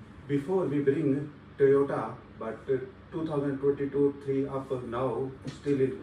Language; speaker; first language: English; non-native, learner; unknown